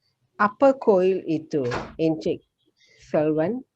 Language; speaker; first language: Indonesian; non-native, learner; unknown